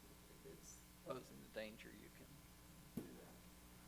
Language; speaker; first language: English; native; English